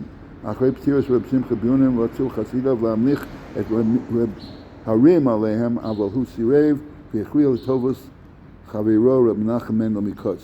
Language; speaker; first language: Hebrew; non-native, fluent; English